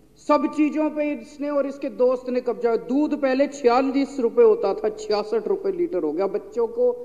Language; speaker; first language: Hindi; native; Hindi